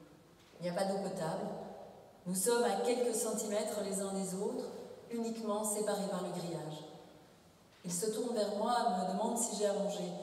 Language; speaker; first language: French; native; French